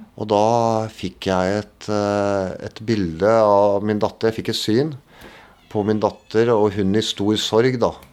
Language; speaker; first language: Norwegian; native; Norwegian